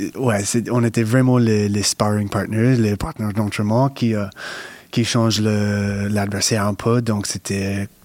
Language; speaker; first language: French; non-native, fluent; English